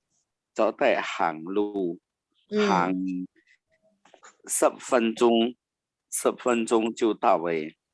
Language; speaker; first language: Chinese; non-native, learner; Indonesian